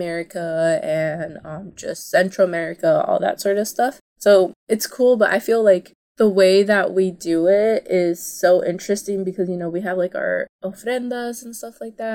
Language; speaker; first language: English; early bilingual, other home language; Spanish